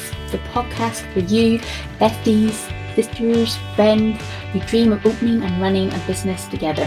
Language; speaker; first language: English; native; English